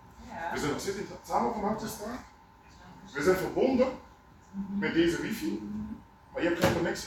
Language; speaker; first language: Dutch; non-native, local second language; Lingala